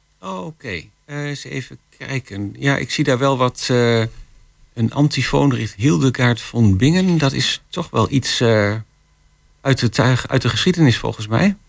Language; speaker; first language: Dutch; native; Dutch